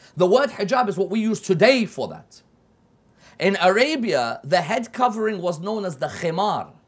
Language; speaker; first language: English; native; English